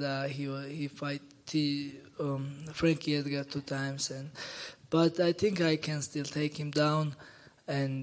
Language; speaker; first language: English; non-native, learner; Georgian